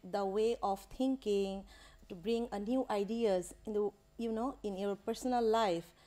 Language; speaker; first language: English; non-native, local second language; Bangla